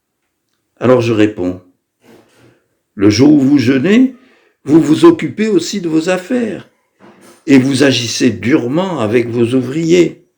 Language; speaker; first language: French; native; French